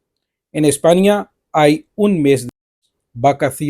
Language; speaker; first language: Spanish; non-native, fluent; Urdu